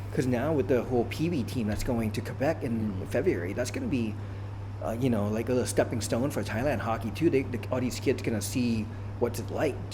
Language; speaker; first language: English; early bilingual, other home language; Thai